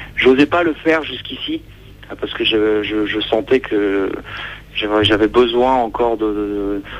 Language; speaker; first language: French; native; French